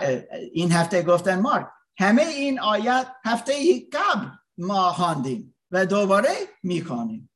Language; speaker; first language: Persian; non-native, learner; English